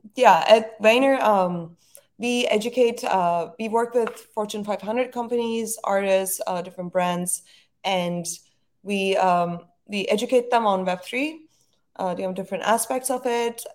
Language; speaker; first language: English; non-native, fluent; Turkish